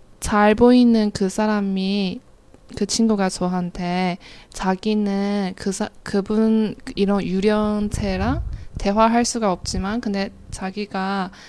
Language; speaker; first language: Korean; non-native, fluent; Chinese